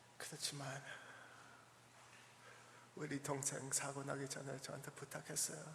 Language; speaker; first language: Korean; early bilingual, heritage; English